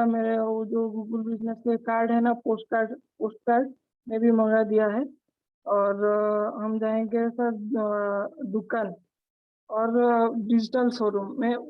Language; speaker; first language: Hindi; non-native, local second language; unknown